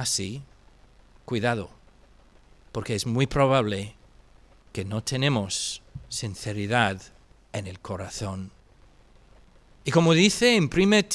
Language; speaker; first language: Spanish; non-native, fluent; English